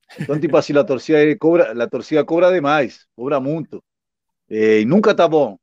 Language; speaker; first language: Portuguese; non-native, fluent; Spanish